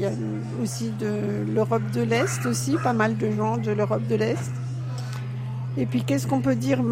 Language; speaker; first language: French; native; French